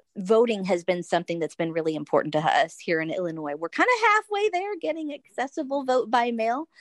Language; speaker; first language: English; native; English